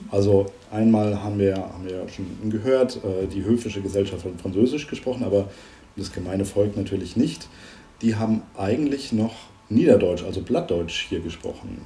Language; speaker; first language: German; native; German